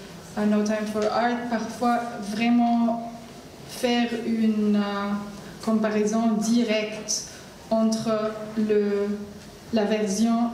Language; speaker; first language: French; non-native, learner; Arabic